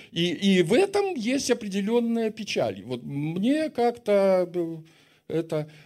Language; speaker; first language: Russian; native; Russian